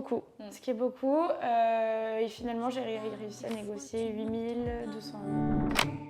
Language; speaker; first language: French; native; French